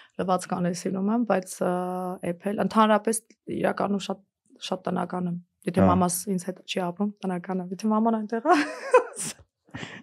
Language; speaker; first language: Armenian; early bilingual, heritage; Armenian